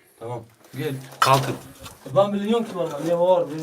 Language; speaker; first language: Turkish; non-native, learner; Arabic